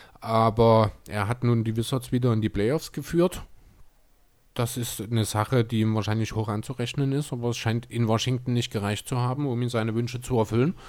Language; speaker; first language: German; native; German